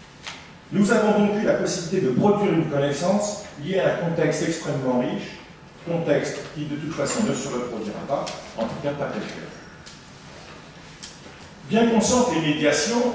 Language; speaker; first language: French; native; French